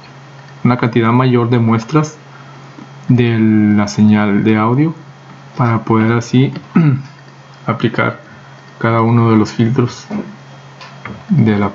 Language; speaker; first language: Spanish; native; Spanish